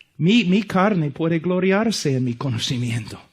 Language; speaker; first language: Spanish; non-native, fluent; English